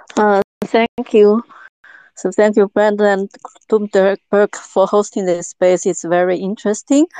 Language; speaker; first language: English; non-native, fluent; Chinese